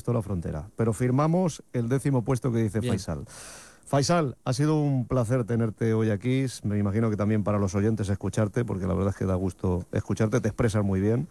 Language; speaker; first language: Spanish; native; Spanish